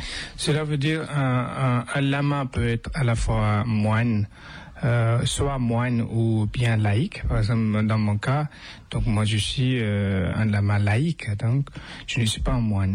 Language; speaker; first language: French; non-native, fluent; Tibetan